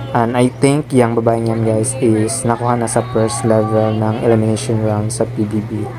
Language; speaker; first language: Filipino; non-native, local second language; Cebuano